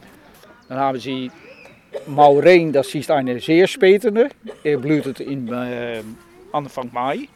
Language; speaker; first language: German; non-native, learner; Dutch